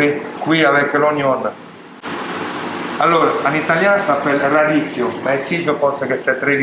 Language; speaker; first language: French; non-native, learner; Italian